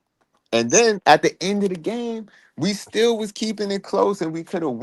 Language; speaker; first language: English; native; English